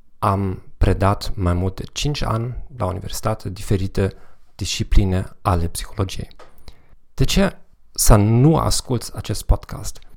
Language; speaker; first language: Romanian; non-native, fluent; German